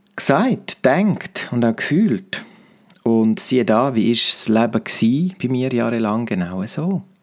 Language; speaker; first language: German; non-native, fluent; Romansh